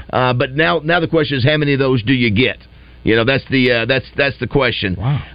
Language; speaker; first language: English; native; English